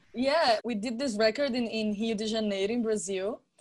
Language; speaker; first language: English; non-native, fluent; Portuguese